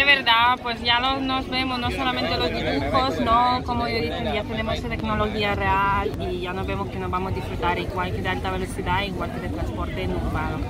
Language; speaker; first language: Spanish; non-native, learner; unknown